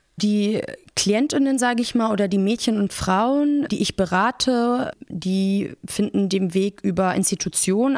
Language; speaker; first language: German; early bilingual, other home language; Persian